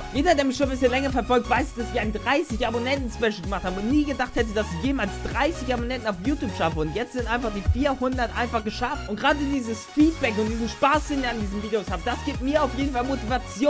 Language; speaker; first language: German; native; German